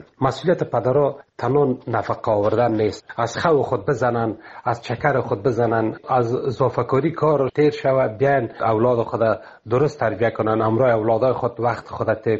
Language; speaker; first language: Persian; native; Persian